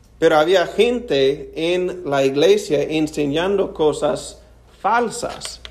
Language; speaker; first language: Spanish; non-native, fluent; English